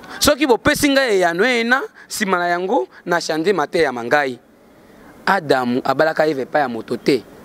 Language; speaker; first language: Lingala; native; Lingala